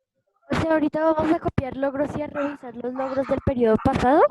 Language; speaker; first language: Spanish; native; Spanish